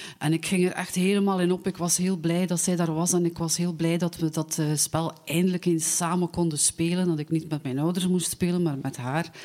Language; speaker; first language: Dutch; native; Dutch